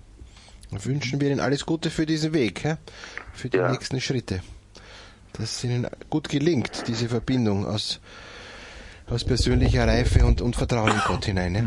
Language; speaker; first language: German; native; German